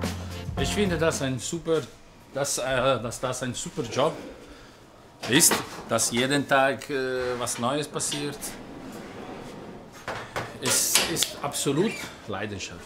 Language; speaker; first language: German; non-native, fluent; Italian